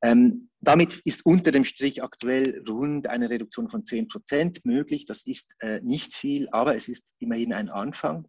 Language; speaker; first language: German; native; German